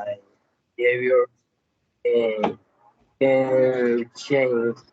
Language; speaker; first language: English; non-native, learner; Spanish